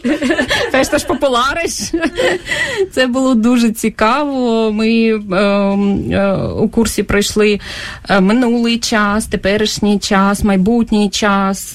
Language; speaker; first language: Ukrainian; non-native, local second language; Russian